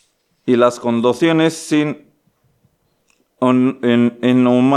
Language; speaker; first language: Spanish; non-native, learner; Arabic